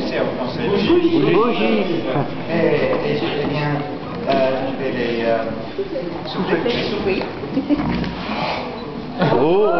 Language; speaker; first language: French; non-native, learner; English